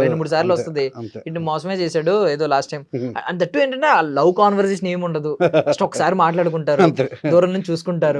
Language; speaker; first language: Telugu; native; Telugu